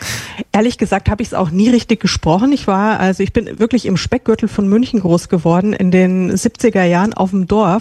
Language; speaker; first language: German; native; German